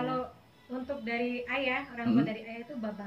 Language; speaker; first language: Indonesian; native; Indonesian